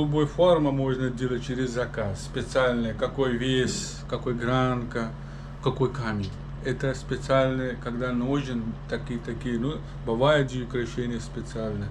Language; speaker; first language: Russian; non-native, learner; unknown